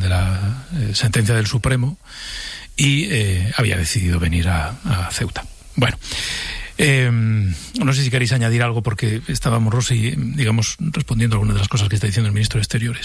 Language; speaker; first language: Spanish; native; Spanish